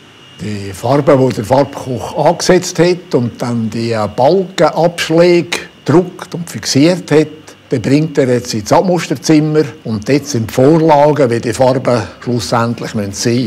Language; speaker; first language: German; native; German